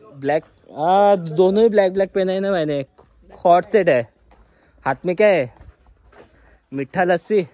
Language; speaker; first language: Hindi; non-native, local second language; Marathi